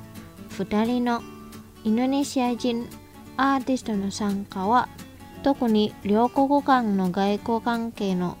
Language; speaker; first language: Japanese; non-native, fluent; Indonesian